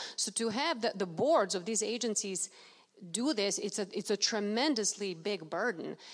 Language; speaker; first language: English; non-native, fluent; Serbian